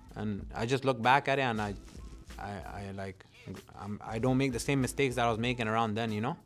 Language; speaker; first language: English; non-native, fluent; Punjabi